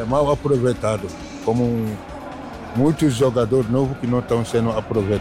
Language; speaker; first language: Portuguese; non-native, learner; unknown